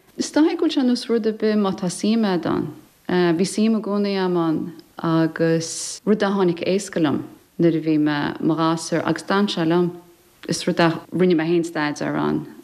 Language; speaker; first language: Irish; native; Irish